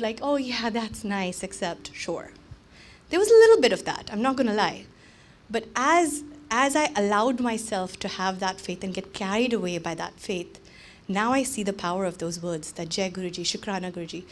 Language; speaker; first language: English; early bilingual, other home language; Hindi